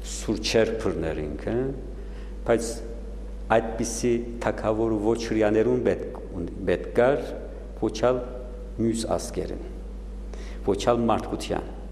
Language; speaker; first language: Armenian; native; Armenian